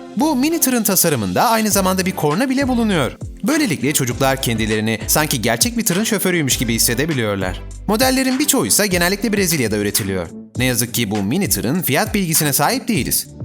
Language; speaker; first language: Turkish; native; Turkish